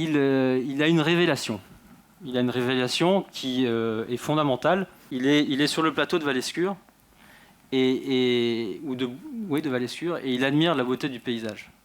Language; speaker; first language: French; native; French